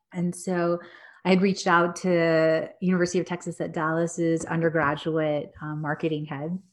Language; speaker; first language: English; native; English